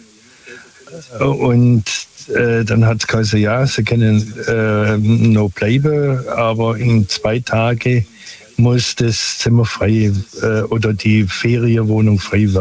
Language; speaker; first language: German; native; German